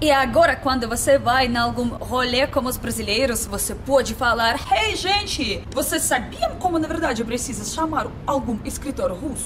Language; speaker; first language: Portuguese; non-native, learner; Russian